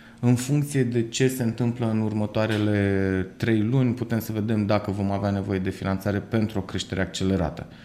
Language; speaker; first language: Romanian; native; Romanian